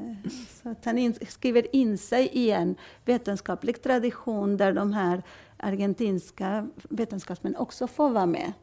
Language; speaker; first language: Swedish; non-native, fluent; Spanish